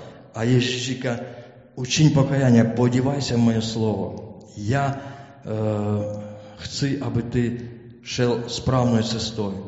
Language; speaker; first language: Czech; non-native, learner; Ukrainian